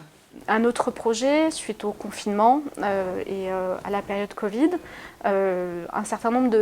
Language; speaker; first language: French; native; French